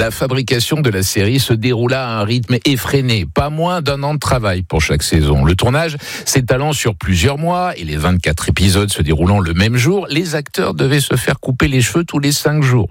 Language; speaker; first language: French; native; French